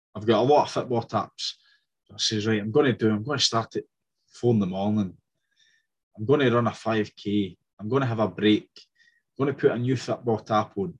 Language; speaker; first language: English; native; English